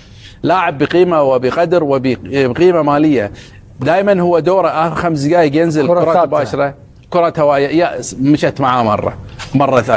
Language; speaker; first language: Arabic; native; Arabic